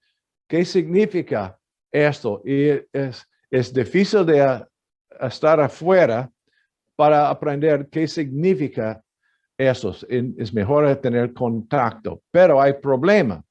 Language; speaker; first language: Spanish; non-native, fluent; English